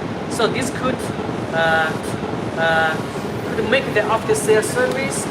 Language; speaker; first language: English; non-native, learner; Chinese